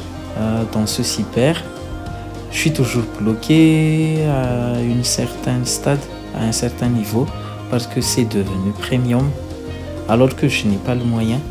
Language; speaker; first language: French; non-native, local second language; Malagasy